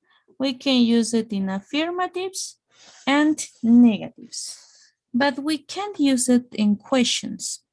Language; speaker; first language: English; non-native, fluent; Spanish